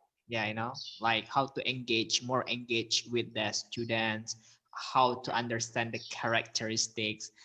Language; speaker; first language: English; non-native, learner; Indonesian